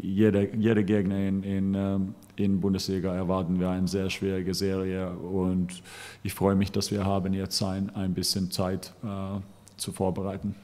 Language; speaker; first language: German; non-native, fluent; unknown